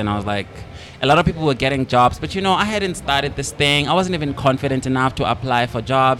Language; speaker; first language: English; non-native, local second language; Swati